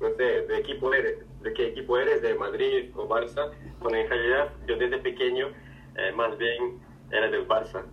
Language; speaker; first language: Spanish; non-native, fluent; Japanese